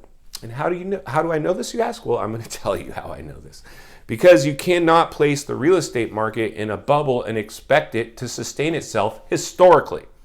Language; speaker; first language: English; native; English